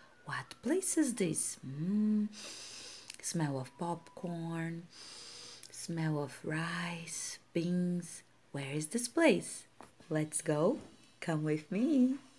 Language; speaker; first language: English; non-native, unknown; Portuguese